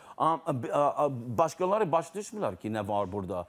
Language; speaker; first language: Azerbaijani; non-native, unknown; English